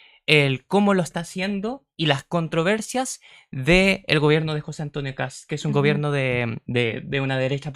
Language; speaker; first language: Spanish; native; Spanish